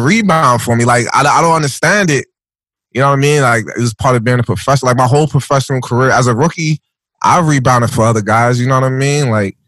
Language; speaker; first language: English; native; English